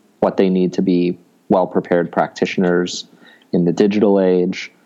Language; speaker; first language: English; native; English